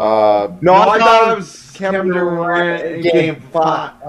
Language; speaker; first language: English; native; English